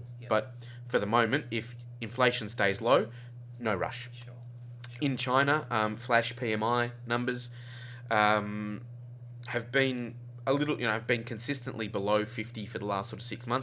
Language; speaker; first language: English; native; English